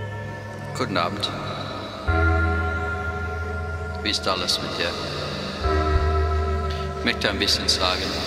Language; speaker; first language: German; non-native, learner; English